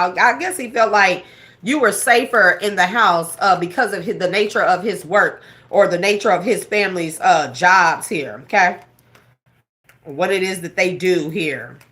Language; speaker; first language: English; native; English